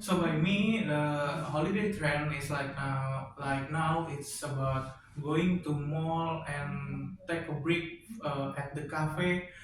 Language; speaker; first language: English; non-native, learner; Indonesian